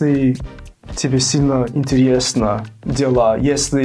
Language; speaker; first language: Russian; non-native, fluent; English